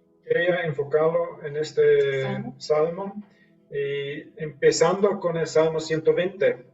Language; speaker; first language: Spanish; non-native, fluent; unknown